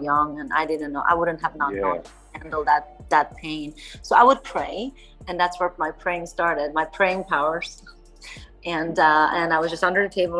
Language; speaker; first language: English; early bilingual, other home language; Persian